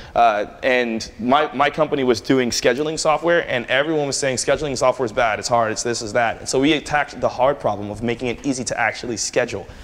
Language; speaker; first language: English; native; English